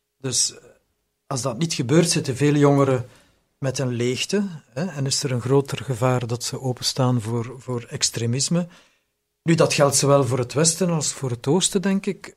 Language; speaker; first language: Dutch; native; Dutch